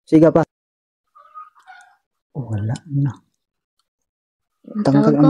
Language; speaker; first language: Filipino; non-native, local second language; Cebuano